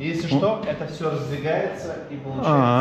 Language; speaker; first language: Russian; native; Russian